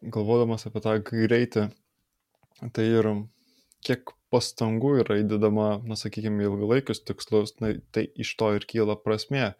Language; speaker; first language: Lithuanian; native; Lithuanian